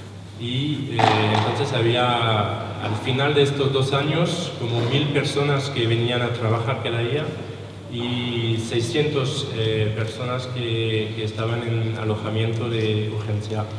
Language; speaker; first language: Spanish; non-native, learner; French